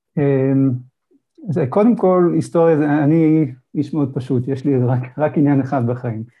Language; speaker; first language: Hebrew; native; Hebrew